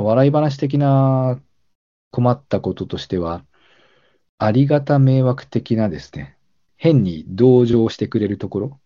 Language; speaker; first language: Japanese; native; Japanese